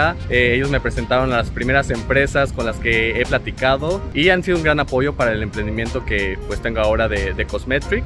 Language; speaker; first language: Spanish; native; Spanish